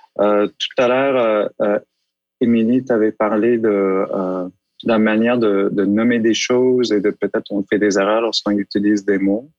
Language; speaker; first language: French; native; French